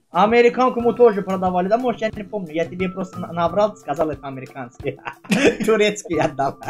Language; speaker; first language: Russian; non-native, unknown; Azerbaijani